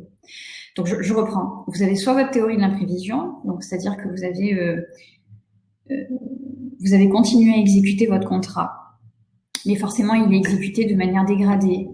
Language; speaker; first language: French; native; French